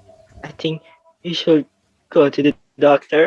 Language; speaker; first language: English; non-native, learner; Indonesian